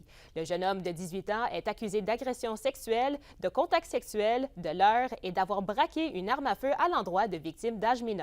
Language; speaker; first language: French; native; French